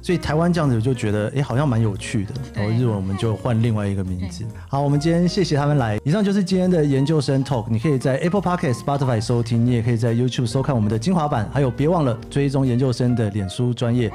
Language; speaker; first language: Chinese; native; Chinese